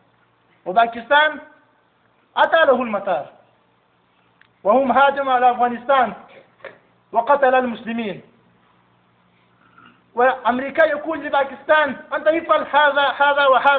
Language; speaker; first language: Arabic; non-native, learner; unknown